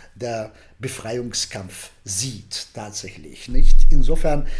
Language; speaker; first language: German; non-native, fluent; Arabic